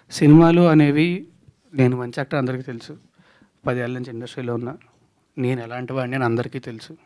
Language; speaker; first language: Telugu; native; Telugu